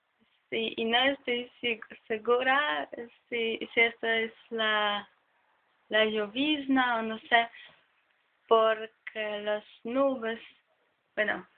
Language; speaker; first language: Spanish; non-native, fluent; Polish